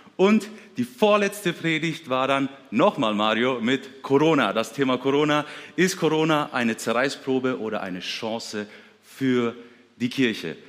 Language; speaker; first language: German; early bilingual, other home language; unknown